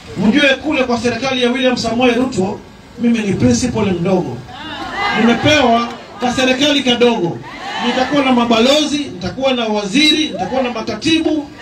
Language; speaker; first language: Swahili; native; Swahili